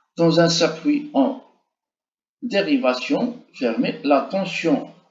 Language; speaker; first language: French; non-native, local second language; Arabic